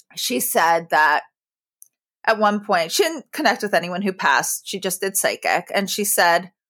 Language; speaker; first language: English; native; English